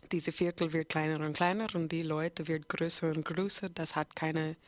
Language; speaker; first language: German; non-native, learner; English